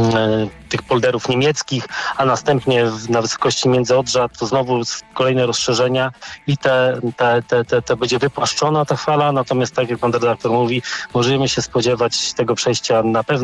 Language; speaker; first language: Polish; native; Polish